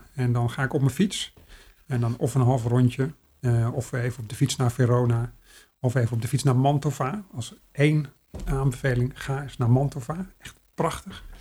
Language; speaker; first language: Dutch; native; Dutch